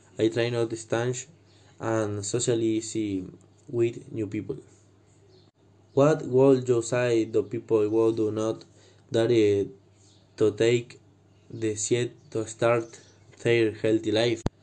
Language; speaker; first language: English; non-native, learner; Spanish